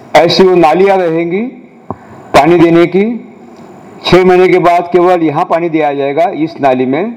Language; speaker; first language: Hindi; non-native, local second language; Marathi